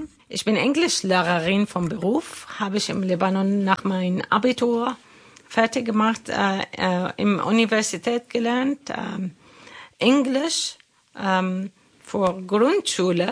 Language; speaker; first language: German; non-native, learner; Arabic